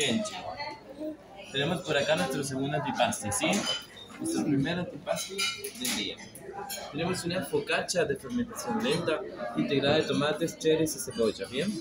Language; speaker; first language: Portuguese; non-native, learner; Spanish